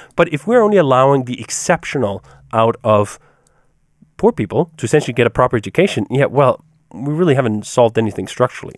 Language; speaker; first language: English; non-native, fluent; Danish